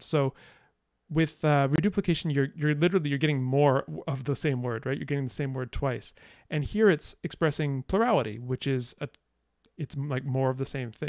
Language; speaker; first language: English; native; English